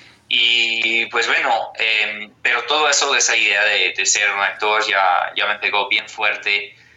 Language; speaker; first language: Spanish; non-native, fluent; English